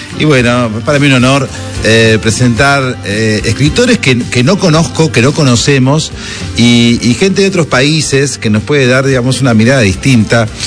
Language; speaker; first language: Spanish; native; Spanish